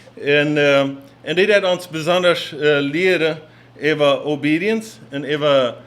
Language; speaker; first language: German; non-native, learner; English